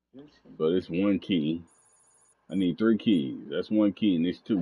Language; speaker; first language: English; native; English